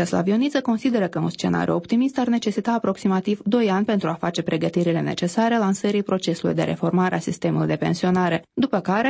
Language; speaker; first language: Romanian; native; Romanian